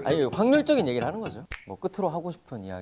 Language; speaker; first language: Korean; native; Korean